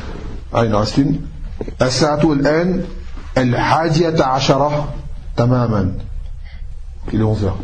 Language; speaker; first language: Arabic; non-native, fluent; French